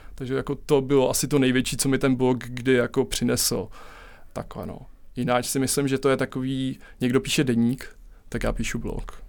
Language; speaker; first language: Czech; native; Czech